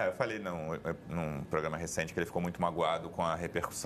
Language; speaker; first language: Portuguese; native; Portuguese